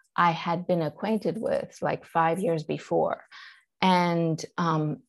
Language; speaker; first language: English; early bilingual, other home language; Persian